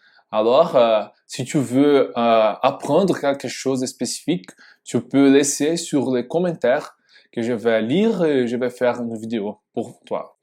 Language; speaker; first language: French; non-native, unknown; Portuguese